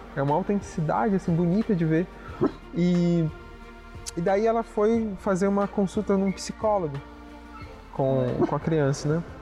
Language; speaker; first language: Portuguese; native; Portuguese